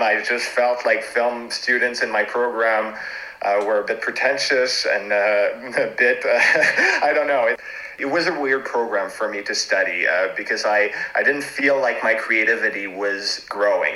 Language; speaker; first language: English; non-native, fluent; French